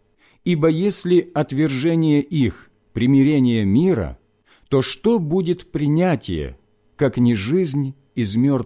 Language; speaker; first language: Russian; native; Russian